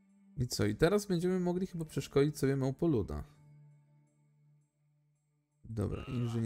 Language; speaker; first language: Polish; native; Polish